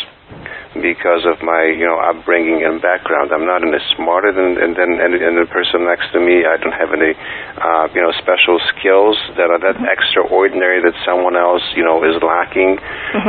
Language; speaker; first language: English; non-native, fluent; Polish